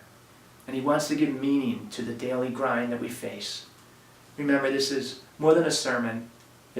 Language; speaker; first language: English; native; English